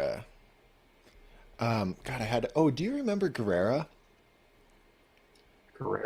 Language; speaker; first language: English; native; English